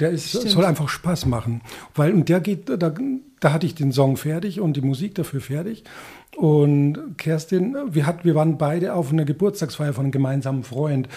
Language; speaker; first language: German; native; German